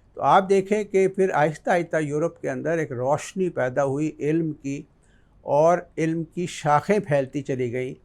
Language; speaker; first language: Urdu; native; Urdu